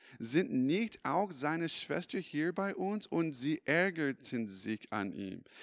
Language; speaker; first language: German; non-native, fluent; English